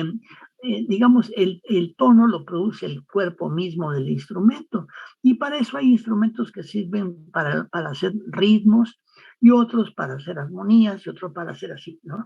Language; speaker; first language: Spanish; native; Spanish